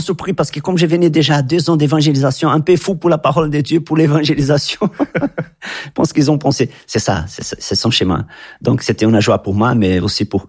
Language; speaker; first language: French; non-native, fluent; Italian